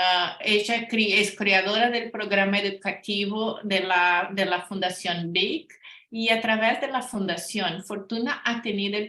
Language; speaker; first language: Spanish; non-native, fluent; Portuguese